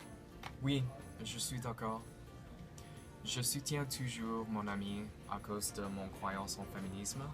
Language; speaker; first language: French; non-native, learner; English